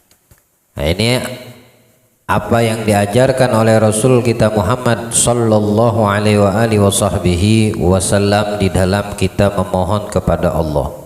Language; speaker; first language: Indonesian; native; Indonesian